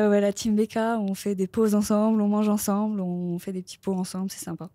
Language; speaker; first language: French; native; French